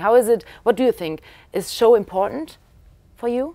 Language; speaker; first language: English; non-native, fluent; German